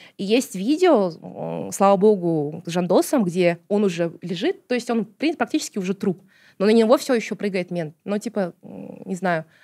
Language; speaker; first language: Russian; non-native, local second language; Kazakh